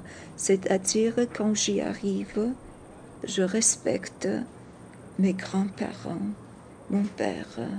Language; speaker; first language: French; non-native, fluent; Georgian